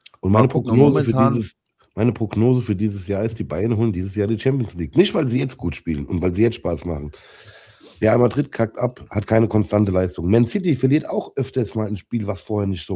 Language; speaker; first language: German; native; German